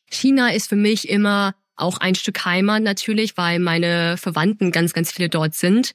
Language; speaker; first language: German; early bilingual, other home language; Chinese